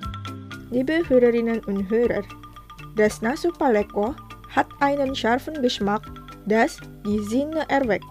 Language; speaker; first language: German; non-native, fluent; Indonesian